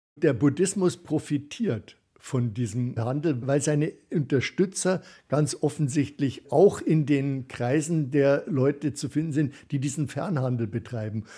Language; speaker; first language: German; native; German